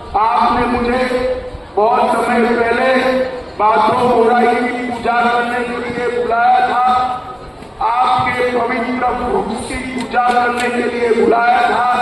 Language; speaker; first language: Hindi; non-native, local second language; Gujarati